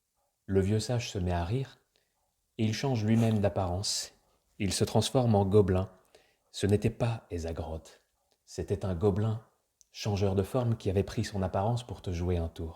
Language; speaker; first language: French; native; French